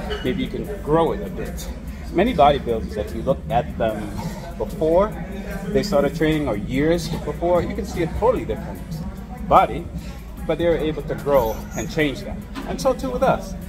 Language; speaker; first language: English; native; English